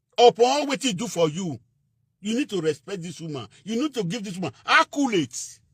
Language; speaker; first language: Nigerian Pidgin; native; Nigerian Pidgin